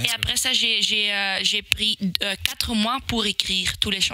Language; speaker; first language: French; non-native, local second language; Dutch